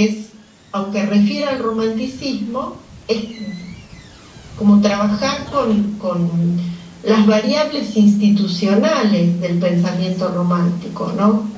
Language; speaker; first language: Spanish; native; Spanish